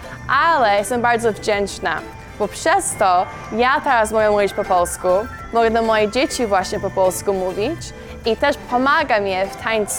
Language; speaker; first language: Polish; early bilingual, heritage; Polish